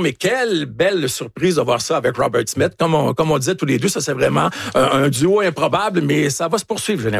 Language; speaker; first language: French; native; French